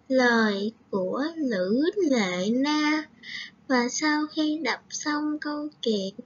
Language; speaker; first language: Vietnamese; native; Vietnamese